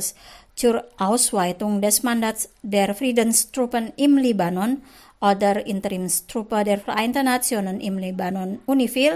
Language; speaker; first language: German; non-native, fluent; Indonesian